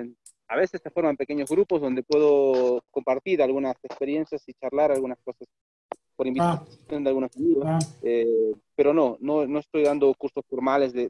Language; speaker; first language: Portuguese; non-native, learner; Spanish